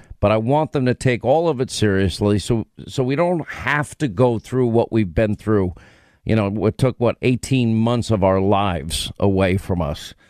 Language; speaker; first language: English; native; English